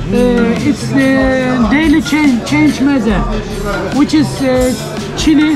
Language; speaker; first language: English; non-native, fluent; Turkish